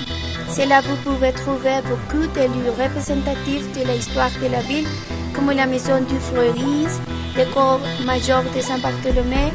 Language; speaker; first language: French; non-native, learner; Spanish